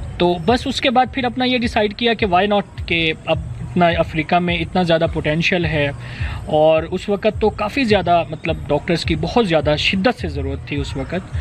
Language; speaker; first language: Urdu; non-native, local second language; Punjabi